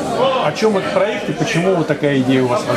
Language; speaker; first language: Russian; native; Russian